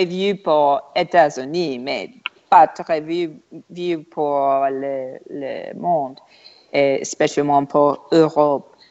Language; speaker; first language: French; non-native, learner; English